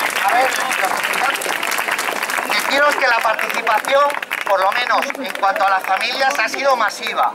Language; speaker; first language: Spanish; native; Spanish